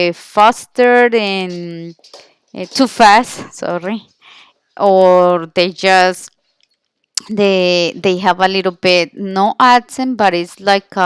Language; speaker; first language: English; non-native, learner; Spanish